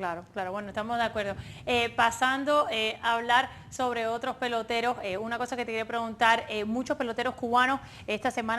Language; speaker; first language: Spanish; early bilingual, other home language; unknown